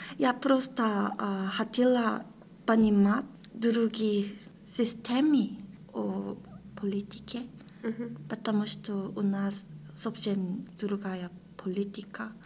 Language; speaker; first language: Russian; non-native, learner; Korean